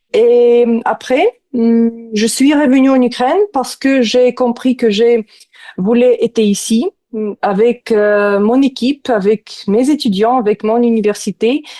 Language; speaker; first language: French; non-native, fluent; Ukrainian